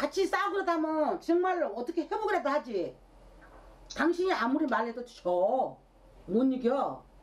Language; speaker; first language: Korean; native; Korean